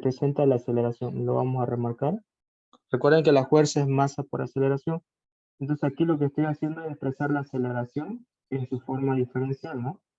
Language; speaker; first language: Spanish; native; Spanish